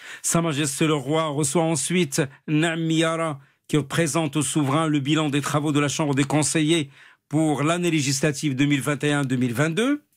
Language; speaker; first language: French; non-native, local second language; Arabic